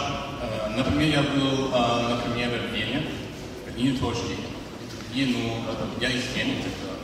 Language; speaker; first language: Russian; non-native, learner; German